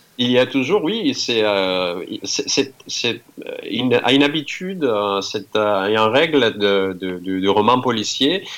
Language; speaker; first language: French; non-native, fluent; Greek